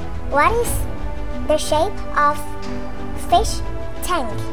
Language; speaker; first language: English; non-native, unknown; Vietnamese